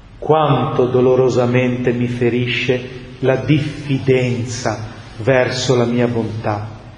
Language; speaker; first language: Italian; native; Italian